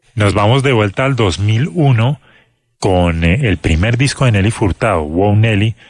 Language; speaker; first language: Spanish; native; Spanish